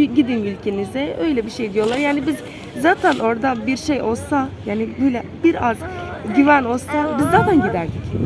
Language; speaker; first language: Turkish; non-native, fluent; Arabic